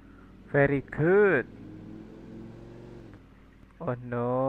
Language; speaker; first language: English; non-native, learner; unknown